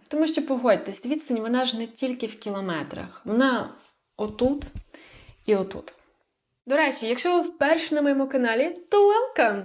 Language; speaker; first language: Ukrainian; native; Ukrainian